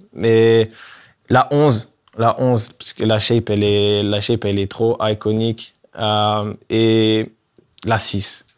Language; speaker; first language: French; native; French